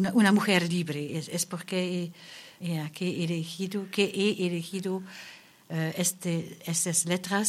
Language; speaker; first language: Spanish; non-native, learner; German